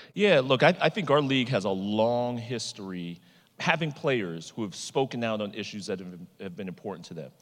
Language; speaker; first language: English; native; English